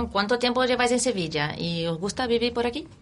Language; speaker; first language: Spanish; native; Spanish